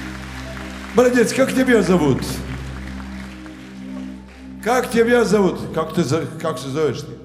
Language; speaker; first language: Russian; non-native, learner; Serbian